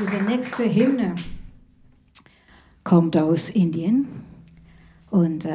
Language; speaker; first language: German; non-native, fluent; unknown